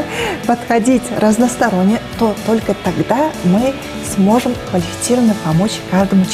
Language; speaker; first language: Russian; native; Russian